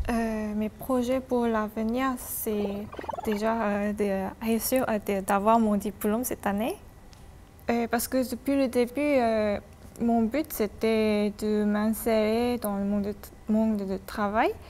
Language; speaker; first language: French; non-native, fluent; Korean